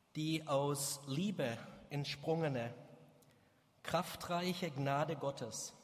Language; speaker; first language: German; native; German